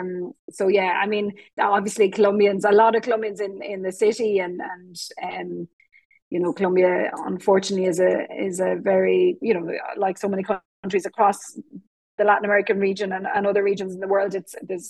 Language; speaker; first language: English; native; English